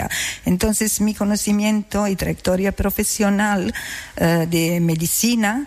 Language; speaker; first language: Spanish; non-native, learner; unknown